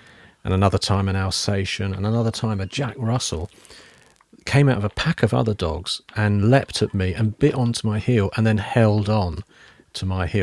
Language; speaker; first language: English; native; English